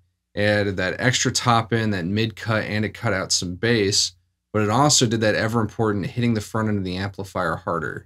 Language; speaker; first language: English; native; English